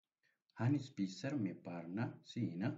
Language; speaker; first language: Norwegian; non-native, learner; Amharic